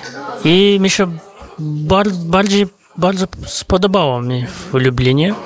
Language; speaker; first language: Polish; non-native, fluent; Kazakh